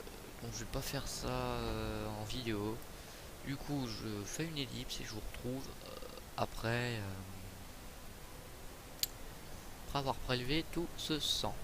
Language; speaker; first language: French; native; French